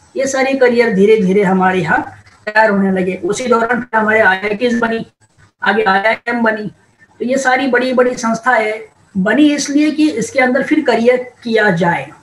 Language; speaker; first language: Hindi; non-native, local second language; Marathi